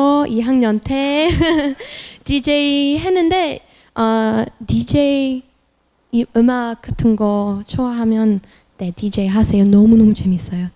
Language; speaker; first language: Korean; non-native, fluent; French